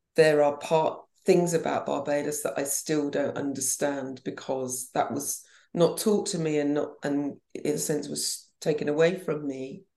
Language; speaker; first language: English; native; English